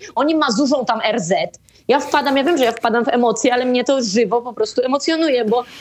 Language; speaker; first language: Polish; native; Polish